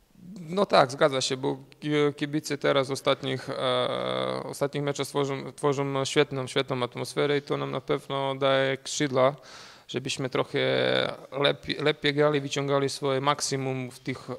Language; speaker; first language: Polish; non-native, fluent; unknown